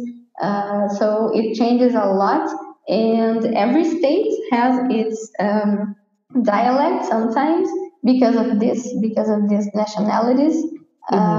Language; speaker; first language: English; non-native, fluent; Portuguese